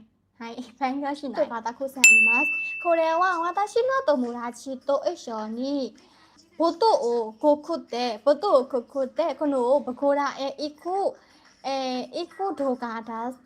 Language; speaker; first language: Japanese; non-native, learner; Burmese